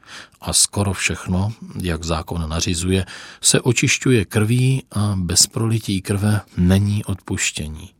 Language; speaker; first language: Czech; native; Czech